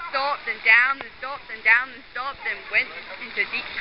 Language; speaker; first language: English; native; English